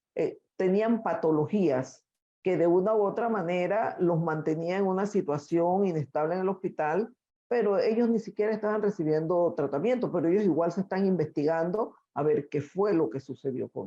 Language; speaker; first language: Spanish; native; Spanish